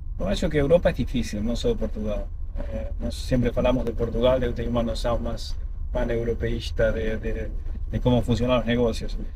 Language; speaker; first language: Portuguese; non-native, fluent; Spanish